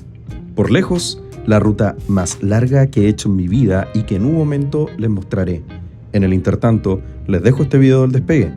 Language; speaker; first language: Spanish; native; Spanish